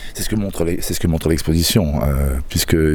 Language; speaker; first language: French; native; French